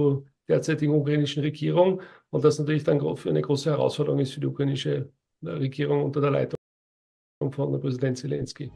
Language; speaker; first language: German; native; German